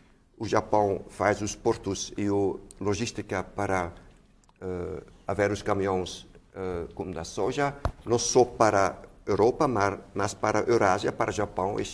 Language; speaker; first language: Portuguese; non-native, fluent; Dutch